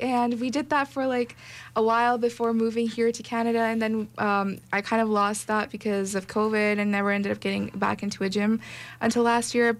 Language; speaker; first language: English; non-native, local second language; Urdu